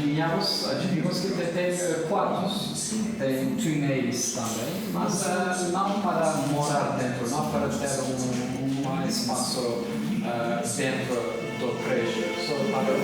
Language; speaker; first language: Portuguese; non-native, learner; Turkish